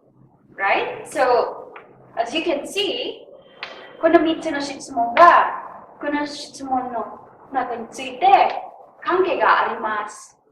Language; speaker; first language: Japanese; non-native, learner; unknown